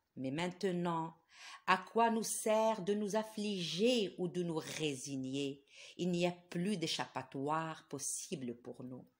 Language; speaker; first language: French; non-native, local second language; Arabic